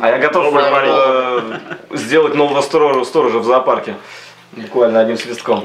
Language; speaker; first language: Russian; native; Russian